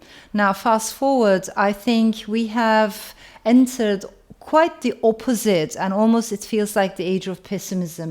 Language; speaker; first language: English; non-native, fluent; Turkish